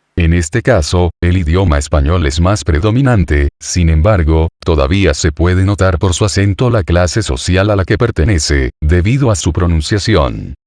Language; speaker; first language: Spanish; native; Spanish